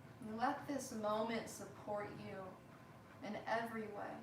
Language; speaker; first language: English; native; English